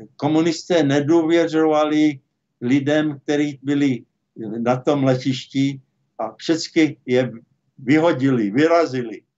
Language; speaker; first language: Czech; native; Czech